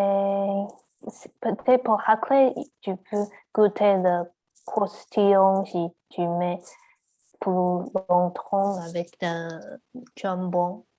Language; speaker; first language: French; non-native, learner; Chinese